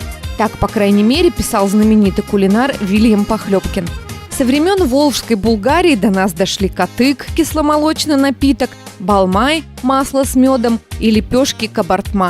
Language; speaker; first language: Russian; native; Russian